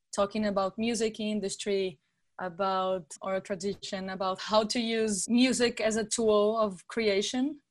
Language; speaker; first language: English; non-native, fluent; Portuguese